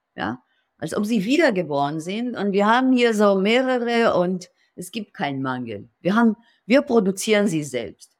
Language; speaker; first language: German; non-native, fluent; Hebrew